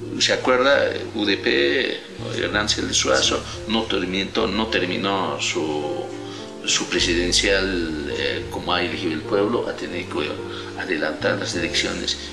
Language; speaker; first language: Spanish; non-native, local second language; Aymara